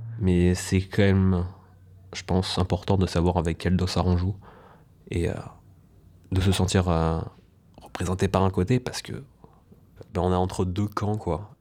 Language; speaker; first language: French; native; French